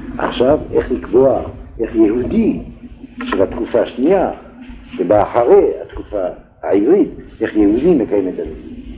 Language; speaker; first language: Hebrew; non-native, fluent; French